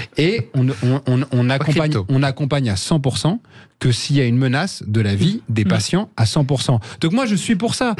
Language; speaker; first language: French; native; French